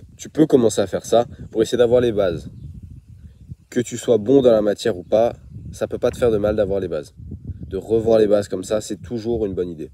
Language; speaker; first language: French; native; French